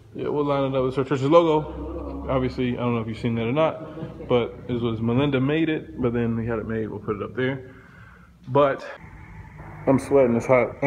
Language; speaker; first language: English; native; English